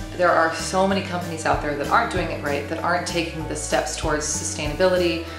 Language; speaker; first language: English; native; English